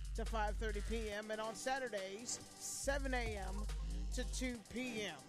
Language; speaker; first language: English; native; English